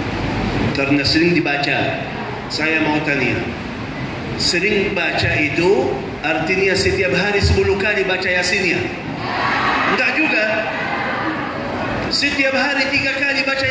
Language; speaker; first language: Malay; non-native, fluent; Arabic